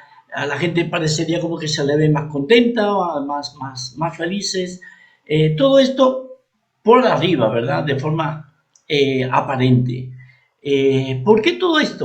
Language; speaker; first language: Spanish; native; Spanish